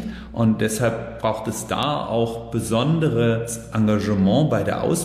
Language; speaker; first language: German; native; German